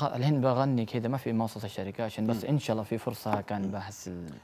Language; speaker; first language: Arabic; non-native, local second language; Urdu